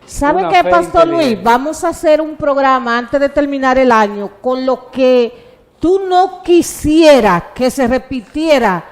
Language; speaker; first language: Spanish; native; Spanish